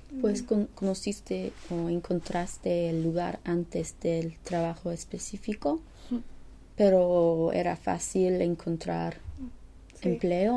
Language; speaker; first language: Spanish; non-native, learner; English